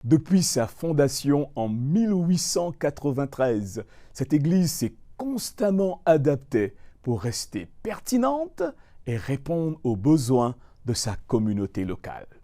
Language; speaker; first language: French; native; French